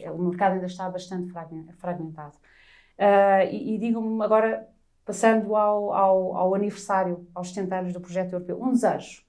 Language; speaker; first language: Portuguese; non-native, fluent; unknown